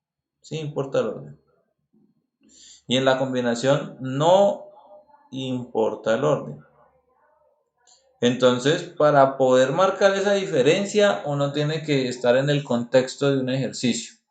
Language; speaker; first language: Spanish; native; Spanish